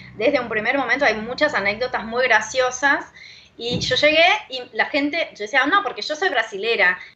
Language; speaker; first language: Spanish; non-native, fluent; Portuguese